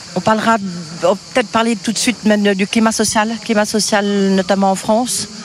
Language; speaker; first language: French; native; French